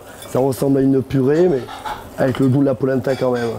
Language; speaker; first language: French; native; French